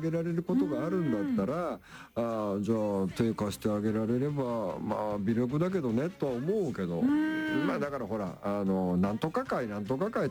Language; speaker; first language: Japanese; native; Japanese